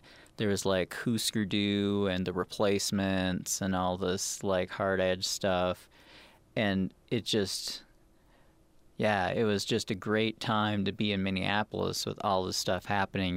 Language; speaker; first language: English; native; English